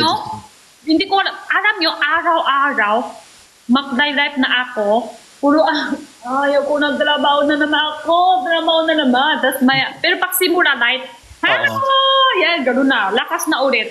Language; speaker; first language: Filipino; non-native, learner; Korean